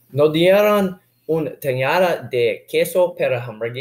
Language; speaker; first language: Spanish; non-native, learner; English